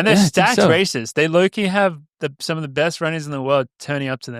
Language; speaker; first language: English; native; English